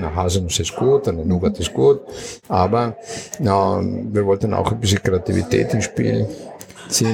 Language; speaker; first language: German; non-native, fluent; Italian